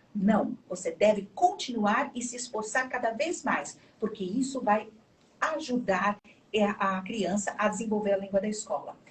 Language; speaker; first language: Portuguese; native; Portuguese